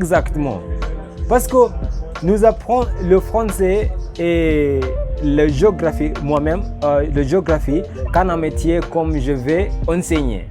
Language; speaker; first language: French; non-native, learner; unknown